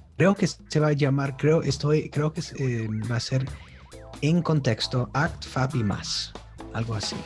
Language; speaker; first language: Spanish; non-native, learner; English